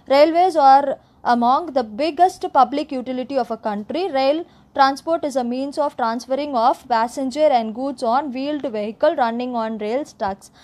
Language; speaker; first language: English; non-native, local second language; Tamil